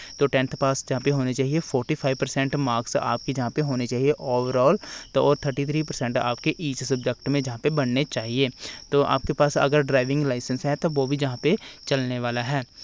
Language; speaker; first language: Hindi; non-native, local second language; Punjabi